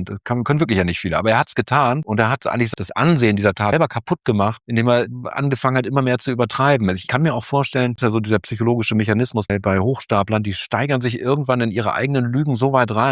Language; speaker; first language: German; native; German